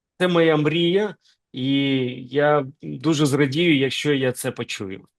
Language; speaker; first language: Ukrainian; non-native, local second language; Russian